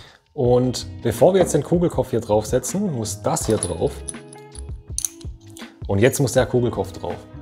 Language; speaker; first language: German; native; German